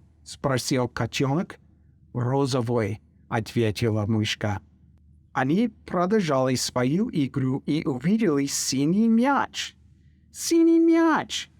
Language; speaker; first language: Russian; non-native, fluent; English